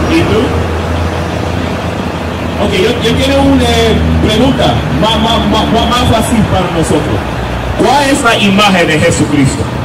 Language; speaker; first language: Spanish; non-native, learner; English